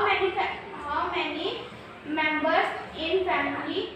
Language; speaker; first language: English; non-native, learner; Hindi